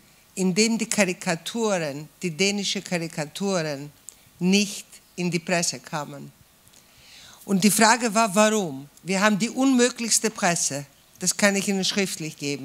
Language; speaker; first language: German; non-native, fluent; Greek